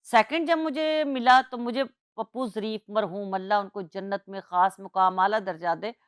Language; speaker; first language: Urdu; non-native, local second language; Punjabi